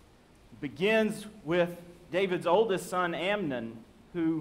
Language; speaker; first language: English; native; English